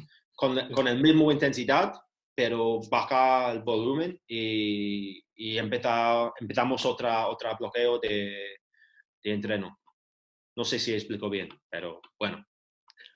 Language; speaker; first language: Spanish; non-native, learner; English